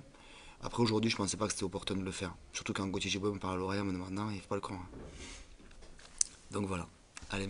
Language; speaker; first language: French; native; French